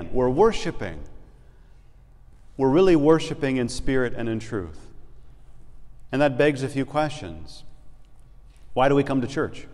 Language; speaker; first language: English; native; English